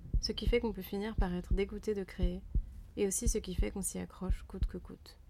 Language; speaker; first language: French; native; French